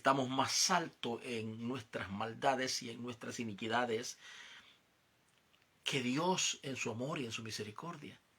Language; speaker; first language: Spanish; native; Spanish